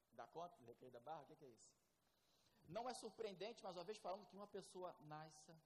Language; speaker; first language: Portuguese; native; Portuguese